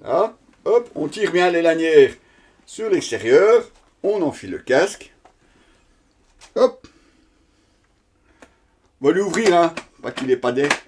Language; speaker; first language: French; native; French